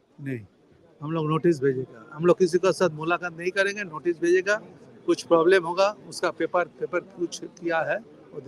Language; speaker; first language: Hindi; non-native, local second language; Bangla